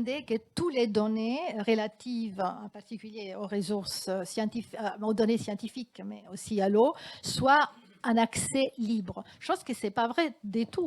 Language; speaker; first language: French; non-native, fluent; Italian